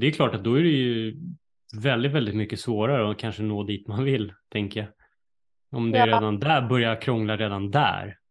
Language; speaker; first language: Swedish; native; Swedish